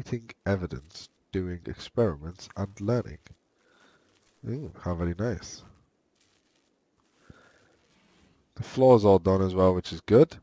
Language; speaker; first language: English; native; English